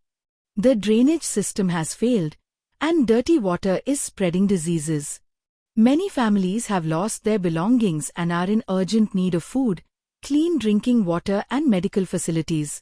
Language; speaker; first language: English; non-native, fluent; Hindi